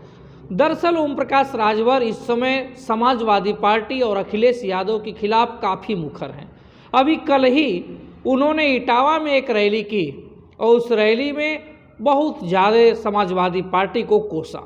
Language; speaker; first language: Hindi; native; Hindi